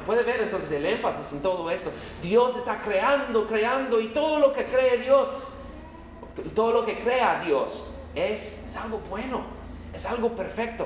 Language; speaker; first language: Spanish; non-native, fluent; English